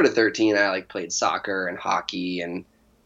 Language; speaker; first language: English; native; English